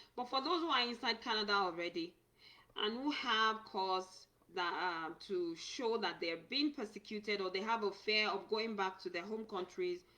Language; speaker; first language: English; non-native, local second language; Yoruba